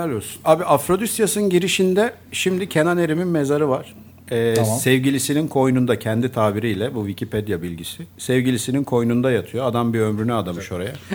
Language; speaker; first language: Turkish; native; Turkish